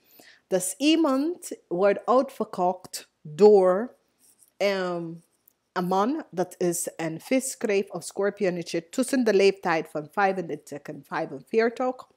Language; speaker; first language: Dutch; non-native, learner; English